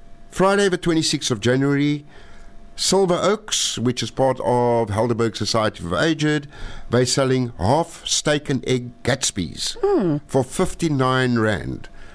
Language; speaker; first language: English; non-native, local second language; Afrikaans